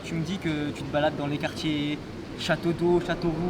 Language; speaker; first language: French; native; French